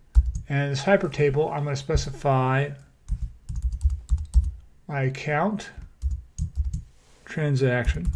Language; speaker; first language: English; native; English